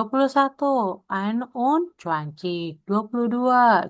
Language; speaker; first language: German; non-native, learner; Indonesian